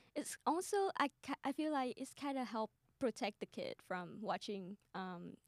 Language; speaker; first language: English; non-native, fluent; Vietnamese